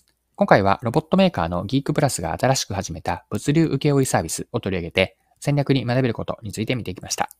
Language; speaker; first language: Japanese; native; Japanese